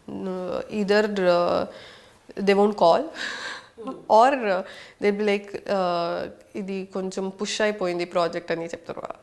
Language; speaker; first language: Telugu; non-native, local second language; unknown